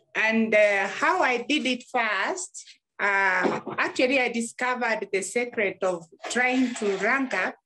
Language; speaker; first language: English; non-native, local second language; Gusii